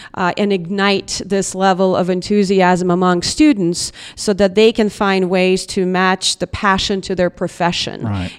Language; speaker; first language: English; non-native, fluent; Russian